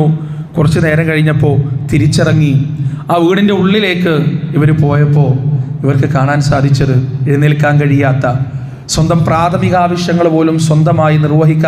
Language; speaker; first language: Malayalam; native; Malayalam